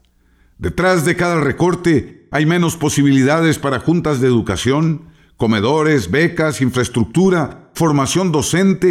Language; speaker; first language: Spanish; native; Spanish